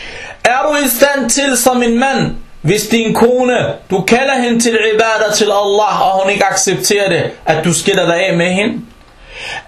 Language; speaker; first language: Danish; early bilingual, other home language; Arabic